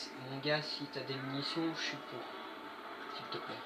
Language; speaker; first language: French; native; French